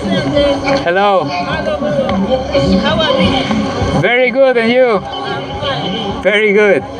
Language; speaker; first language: English; non-native, learner; Spanish